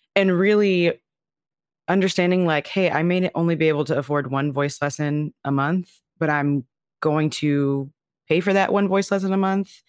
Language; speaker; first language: English; native; English